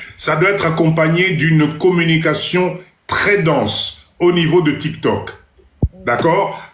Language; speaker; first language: French; non-native, local second language; Lingala